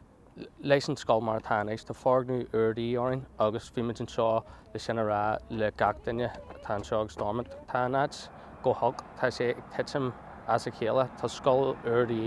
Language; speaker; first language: Irish; non-native, local second language; English